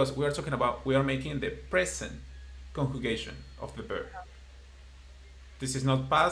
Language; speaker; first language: English; non-native, fluent; Spanish